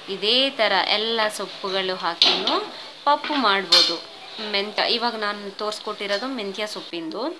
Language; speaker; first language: Kannada; non-native, local second language; Telugu